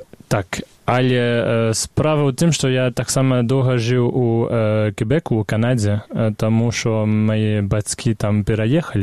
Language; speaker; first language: Belarusian; non-native, fluent; French